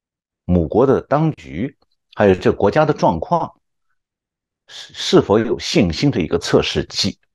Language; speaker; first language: Chinese; native; Chinese